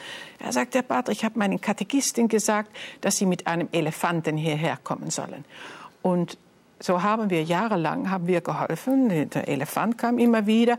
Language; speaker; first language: German; non-native, fluent; Dutch